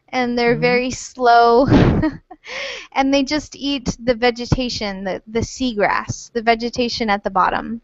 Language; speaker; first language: English; native; English